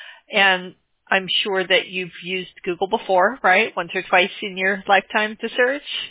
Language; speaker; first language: English; native; English